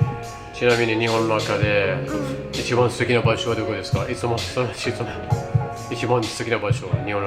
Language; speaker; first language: Japanese; non-native, learner; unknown